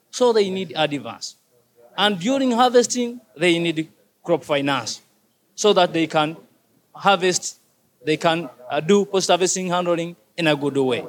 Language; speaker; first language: English; non-native, local second language; Ganda